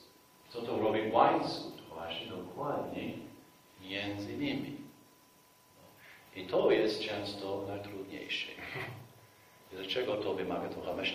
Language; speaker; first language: Polish; non-native, fluent; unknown